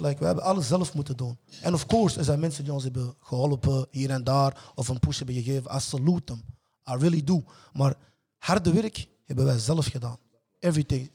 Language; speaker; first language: Dutch; early bilingual, other home language; French